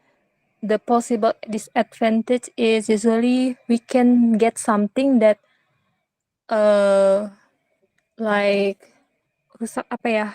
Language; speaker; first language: English; non-native, learner; Indonesian